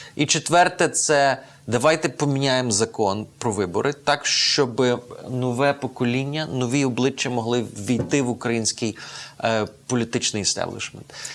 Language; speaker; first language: Ukrainian; native; Ukrainian